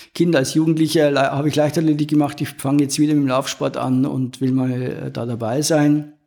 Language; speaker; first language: German; native; German